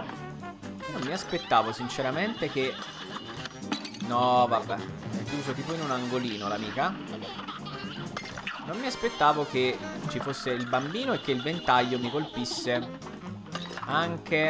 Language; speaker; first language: Italian; native; Italian